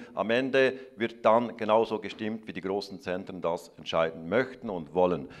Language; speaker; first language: German; native; German